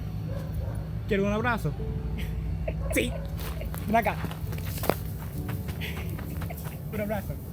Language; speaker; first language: Spanish; non-native, learner; English